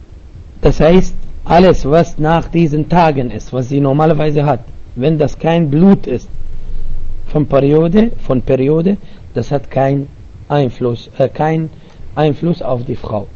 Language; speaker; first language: German; non-native, learner; Arabic